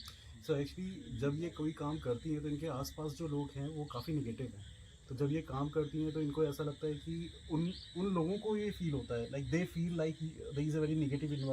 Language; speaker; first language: Hindi; native; Hindi